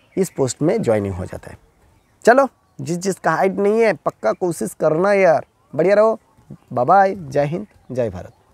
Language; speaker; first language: Hindi; non-native, local second language; Bangla